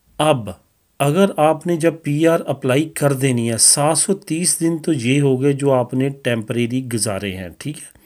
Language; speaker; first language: Hindi; non-native, local second language; Punjabi